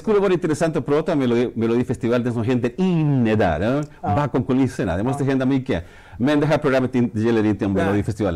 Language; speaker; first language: Swedish; non-native, fluent; Spanish